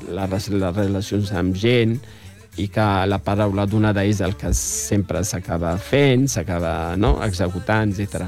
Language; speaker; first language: Catalan; non-native, fluent; Arabic